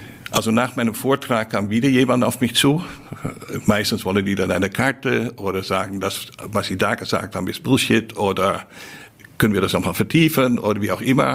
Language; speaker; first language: German; non-native, fluent; Dutch